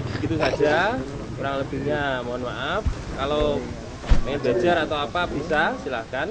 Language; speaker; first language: Indonesian; non-native, local second language; Javanese